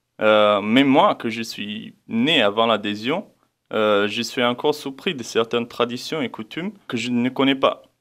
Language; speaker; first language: French; non-native, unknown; Romanian